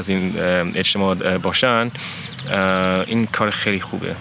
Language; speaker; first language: Persian; early bilingual, heritage; Persian